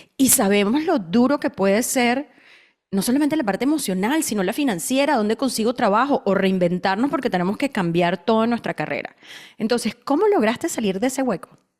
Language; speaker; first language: Spanish; native; Spanish